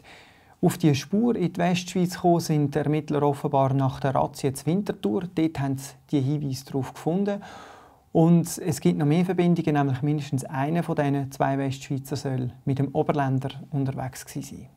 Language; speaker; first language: German; native; German